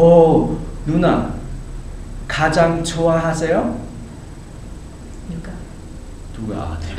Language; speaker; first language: Korean; non-native, learner; English